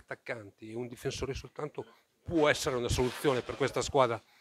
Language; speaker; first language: Italian; non-native, local second language; French